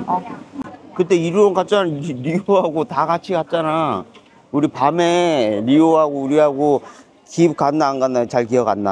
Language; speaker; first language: Korean; native; Korean